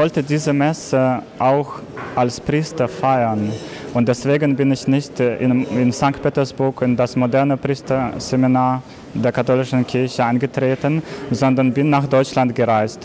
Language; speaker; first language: German; non-native, fluent; Russian